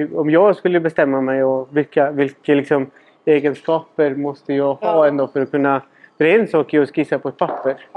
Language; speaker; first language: Swedish; non-native, fluent; Spanish